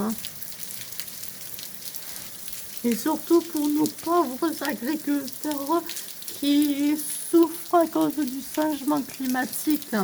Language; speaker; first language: French; native; French